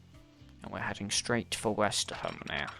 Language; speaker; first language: English; native; English